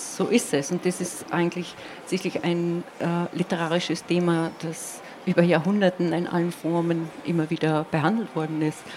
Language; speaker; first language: German; non-native, local second language; Slovenian